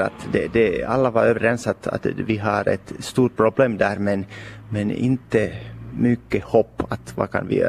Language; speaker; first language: Swedish; non-native, local second language; Finnish